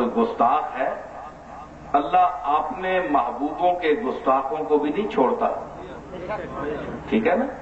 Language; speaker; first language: Urdu; non-native, local second language; Punjabi